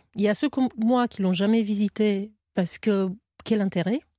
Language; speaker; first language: French; non-native, fluent; Romanian